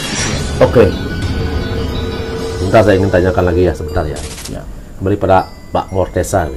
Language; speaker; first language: Indonesian; native; Indonesian